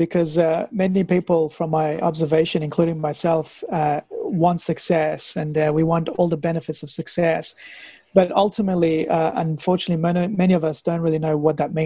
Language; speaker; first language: English; early bilingual, other home language; Persian